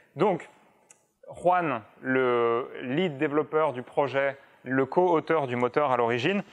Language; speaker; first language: French; native; French